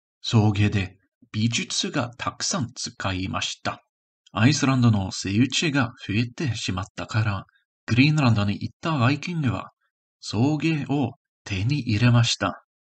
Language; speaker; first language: Japanese; non-native, learner; English